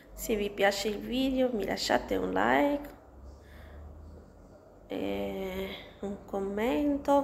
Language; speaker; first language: Italian; non-native, learner; Arabic